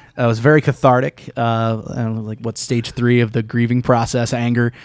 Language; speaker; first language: English; native; English